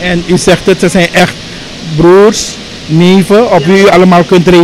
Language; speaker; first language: Dutch; native; Dutch